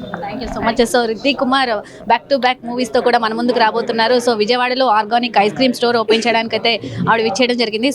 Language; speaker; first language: Telugu; native; Telugu